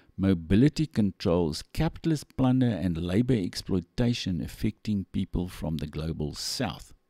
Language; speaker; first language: English; non-native, local second language; Afrikaans